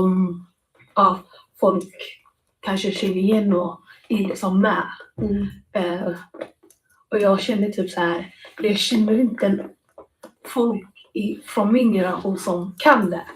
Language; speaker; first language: Swedish; early bilingual, other home language; Somali